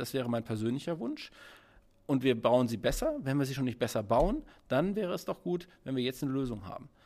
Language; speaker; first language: German; native; German